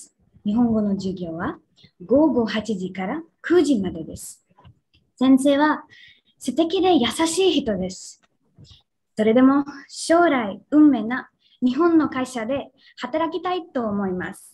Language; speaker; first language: Japanese; non-native, learner; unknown